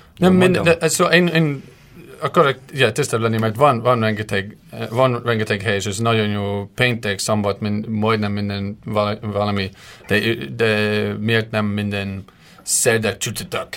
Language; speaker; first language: Hungarian; non-native, learner; English